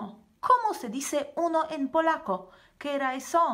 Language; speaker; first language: Spanish; non-native, fluent; Polish